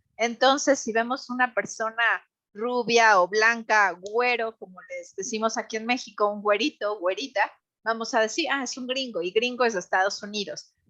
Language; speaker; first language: Spanish; native; Spanish